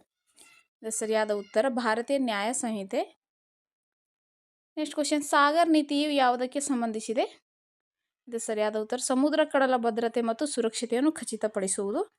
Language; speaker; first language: Kannada; native; Kannada